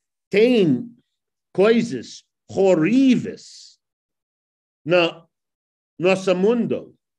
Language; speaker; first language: Portuguese; non-native, learner; English